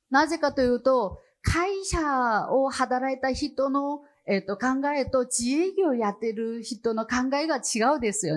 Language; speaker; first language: Japanese; non-native, fluent; Chinese